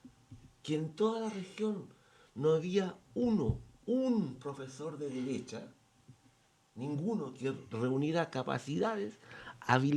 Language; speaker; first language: Spanish; native; Spanish